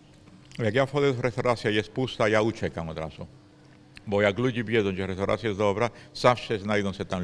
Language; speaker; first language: Polish; non-native, fluent; Spanish